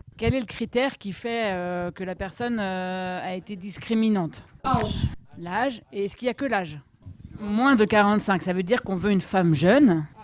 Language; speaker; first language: French; native; French